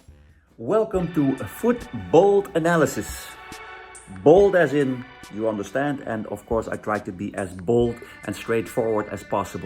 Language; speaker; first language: English; non-native, fluent; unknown